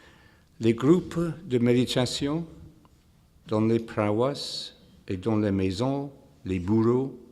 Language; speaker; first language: French; non-native, fluent; English